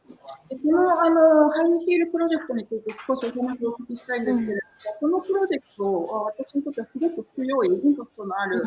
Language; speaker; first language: Japanese; native; Japanese